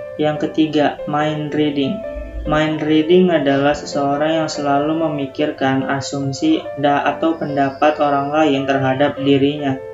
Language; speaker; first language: Indonesian; native; Indonesian